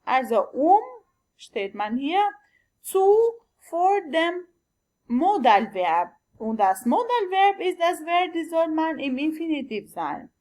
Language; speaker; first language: German; non-native, learner; Albanian